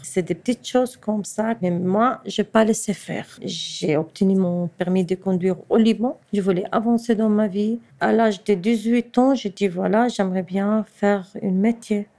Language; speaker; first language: French; non-native, fluent; Arabic